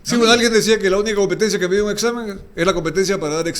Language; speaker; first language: Spanish; native; Spanish